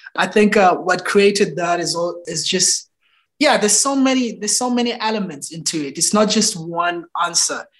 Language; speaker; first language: English; non-native, local second language; Xhosa